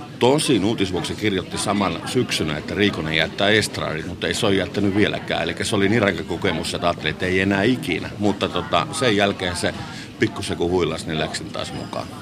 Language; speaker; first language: Finnish; native; Finnish